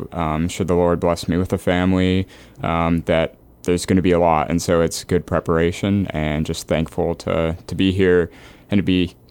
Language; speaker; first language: English; native; English